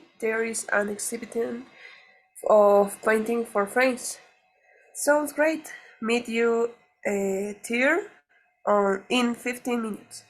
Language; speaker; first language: English; non-native, learner; Spanish